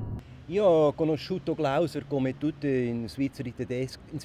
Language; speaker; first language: Italian; non-native, local second language; German